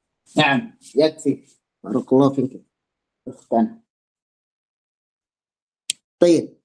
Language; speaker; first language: Arabic; non-native, fluent; Indonesian